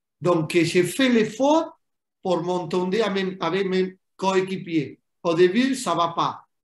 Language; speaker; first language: French; non-native, fluent; Spanish